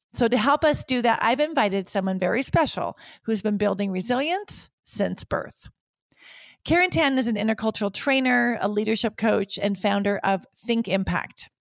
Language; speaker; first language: English; native; English